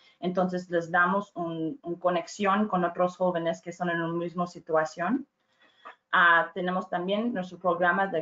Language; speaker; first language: Spanish; non-native, fluent; English